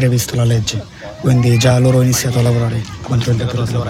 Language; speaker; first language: Italian; non-native, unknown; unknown